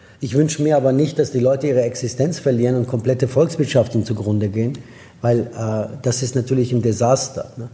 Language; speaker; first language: German; non-native, fluent; Persian